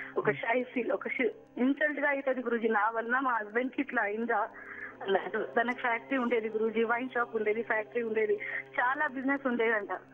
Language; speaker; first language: Telugu; non-native, local second language; Marathi